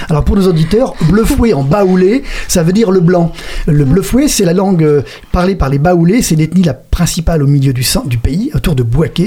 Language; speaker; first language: French; native; French